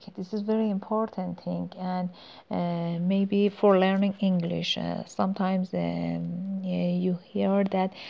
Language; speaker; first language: English; non-native, learner; Persian